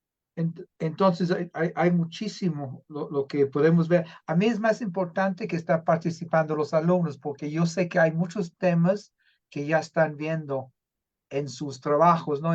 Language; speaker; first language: Spanish; non-native, fluent; English